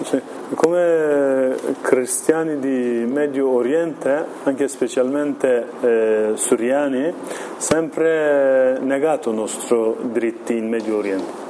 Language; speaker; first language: Italian; non-native, learner; Kurdish